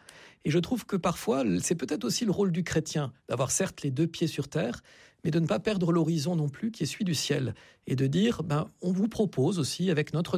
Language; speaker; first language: French; native; French